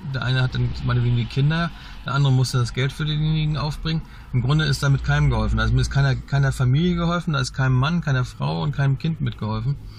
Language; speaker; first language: German; native; German